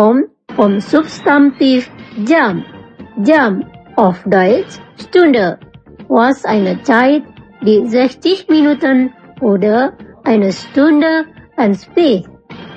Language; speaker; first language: German; non-native, fluent; Indonesian